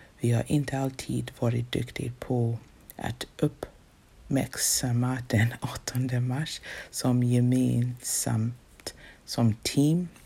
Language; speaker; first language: Swedish; non-native, fluent; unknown